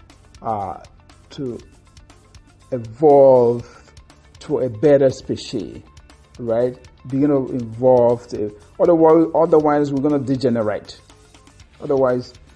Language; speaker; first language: English; non-native, local second language; Igbo